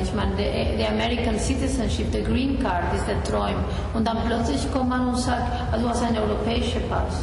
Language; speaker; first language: German; non-native, fluent; Spanish